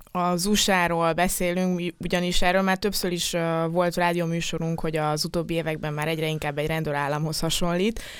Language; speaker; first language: Hungarian; native; Hungarian